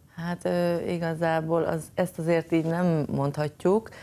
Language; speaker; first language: Hungarian; native; Hungarian